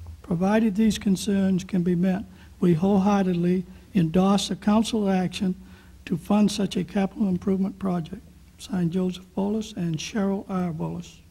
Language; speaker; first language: English; native; English